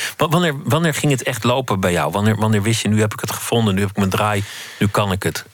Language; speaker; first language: Dutch; native; Dutch